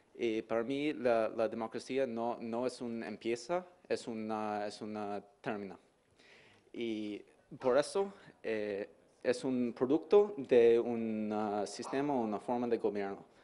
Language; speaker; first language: Spanish; non-native, learner; English